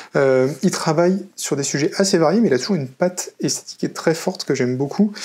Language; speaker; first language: French; native; French